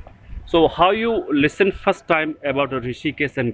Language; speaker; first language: English; non-native, learner; Hindi